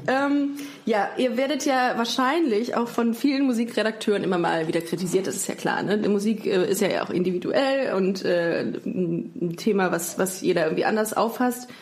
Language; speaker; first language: German; native; German